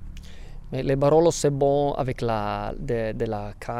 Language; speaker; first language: French; non-native, fluent; Italian